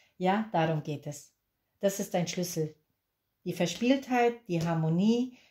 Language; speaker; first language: German; non-native, fluent; Spanish